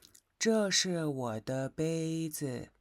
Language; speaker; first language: Chinese; non-native, fluent; Mongolian